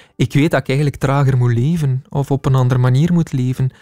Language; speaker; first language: Dutch; native; Dutch